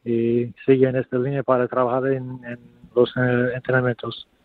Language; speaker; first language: Spanish; non-native, learner; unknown